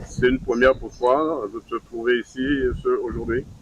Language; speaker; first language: French; native; French